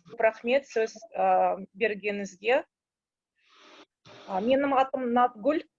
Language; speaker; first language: Kazakh; non-native, local second language; Russian